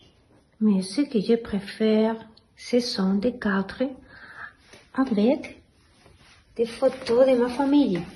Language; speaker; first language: French; non-native, fluent; Spanish